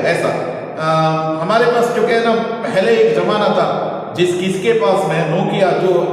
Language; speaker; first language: Hindi; non-native, local second language; Kannada